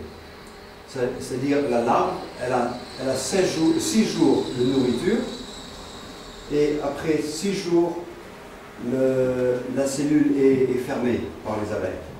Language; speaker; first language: French; non-native, fluent; Dutch